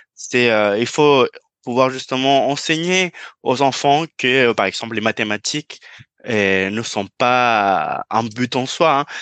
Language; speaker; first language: French; non-native, fluent; Spanish